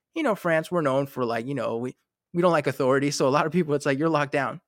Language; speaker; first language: English; native; English